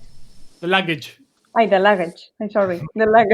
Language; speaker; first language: English; non-native, learner; Spanish